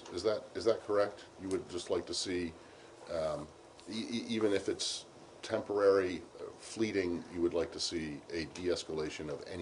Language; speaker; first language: English; native; English